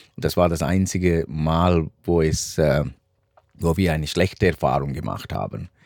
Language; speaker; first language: German; non-native, fluent; Sinhala